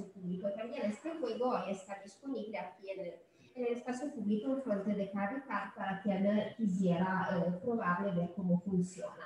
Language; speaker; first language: Spanish; non-native, fluent; Italian